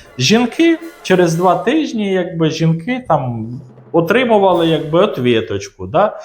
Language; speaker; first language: Ukrainian; non-native, local second language; Russian